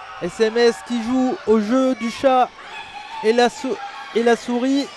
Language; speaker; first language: French; native; French